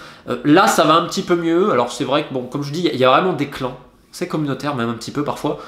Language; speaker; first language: French; native; French